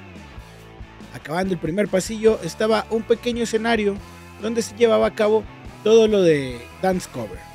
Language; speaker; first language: Spanish; native; Spanish